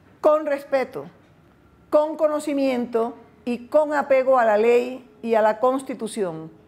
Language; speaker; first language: Spanish; native; Spanish